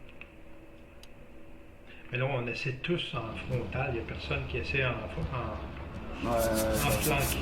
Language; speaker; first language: French; native; French